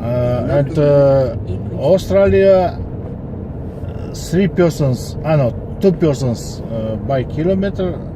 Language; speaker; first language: English; non-native, learner; Kazakh